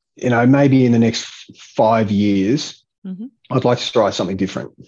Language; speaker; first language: English; native; English